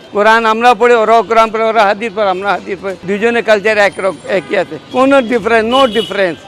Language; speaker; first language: Bangla; non-native, local second language; Urdu